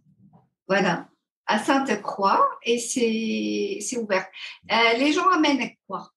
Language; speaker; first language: French; non-native, fluent; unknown